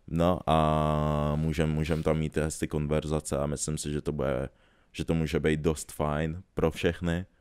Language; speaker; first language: Czech; native; Czech